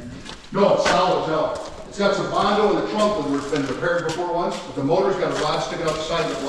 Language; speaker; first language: English; native; English